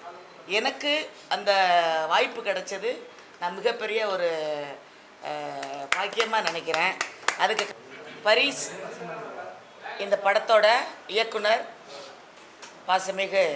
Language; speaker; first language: Tamil; native; Tamil